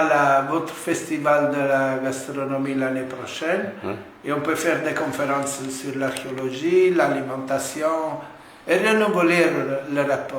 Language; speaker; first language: French; non-native, fluent; Italian